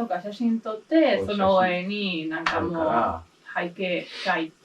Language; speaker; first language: Japanese; non-native, learner; English